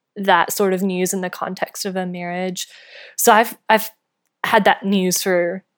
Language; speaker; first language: English; native; English